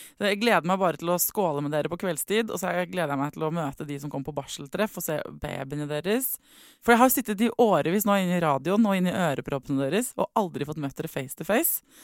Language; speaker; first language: Norwegian; native; Norwegian